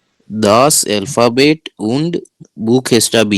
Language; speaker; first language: German; non-native, learner; Hindi